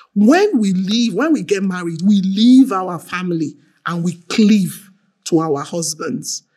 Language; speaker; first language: English; non-native, local second language; Yoruba